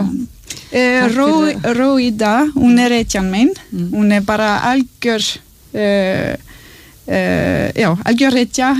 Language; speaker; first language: Icelandic; non-native, learner; French